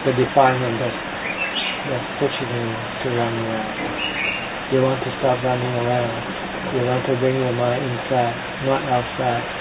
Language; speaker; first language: English; non-native, fluent; Thai